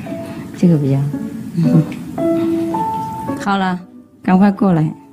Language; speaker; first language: Chinese; non-native, fluent; Vietnamese